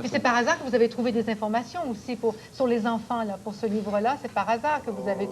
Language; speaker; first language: French; native; French